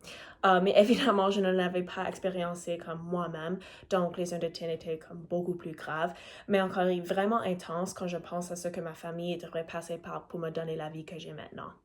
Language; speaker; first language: French; non-native, learner; English